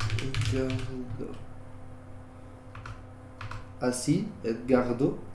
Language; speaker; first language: Spanish; non-native, learner; French